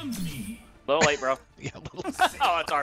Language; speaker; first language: English; native; English